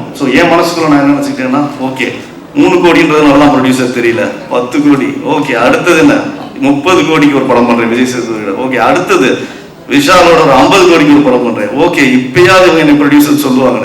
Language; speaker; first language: Tamil; native; Tamil